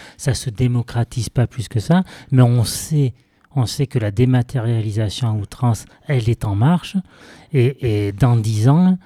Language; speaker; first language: French; native; French